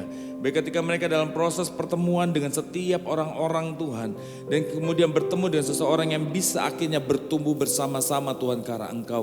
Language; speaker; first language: Indonesian; native; Indonesian